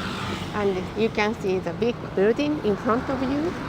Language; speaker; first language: English; non-native, learner; Japanese